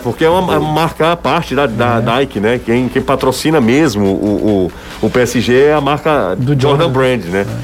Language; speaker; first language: Portuguese; native; Portuguese